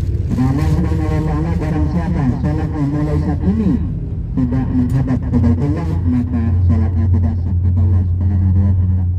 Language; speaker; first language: Indonesian; native; Indonesian